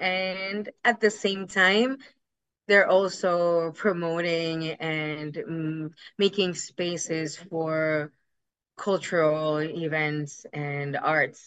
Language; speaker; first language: English; early bilingual, other home language; Spanish